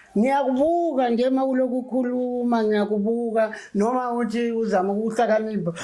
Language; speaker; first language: Zulu; native; Zulu